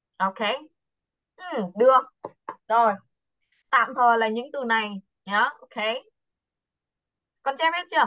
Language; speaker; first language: Vietnamese; native; Vietnamese